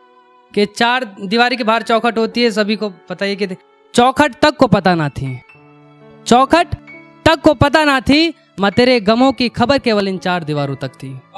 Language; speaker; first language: Hindi; native; Hindi